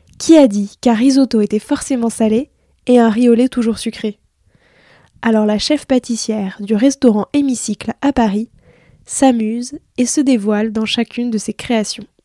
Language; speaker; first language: French; native; French